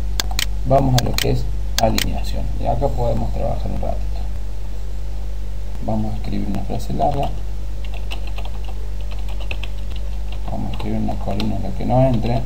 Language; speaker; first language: Spanish; native; Spanish